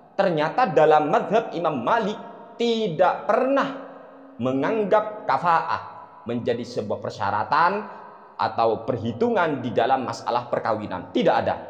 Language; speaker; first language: Indonesian; non-native, local second language; Madurese